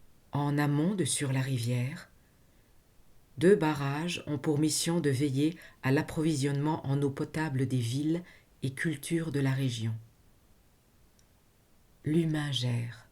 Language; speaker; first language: French; native; French